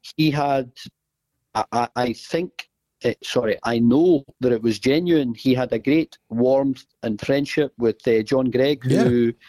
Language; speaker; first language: English; native; English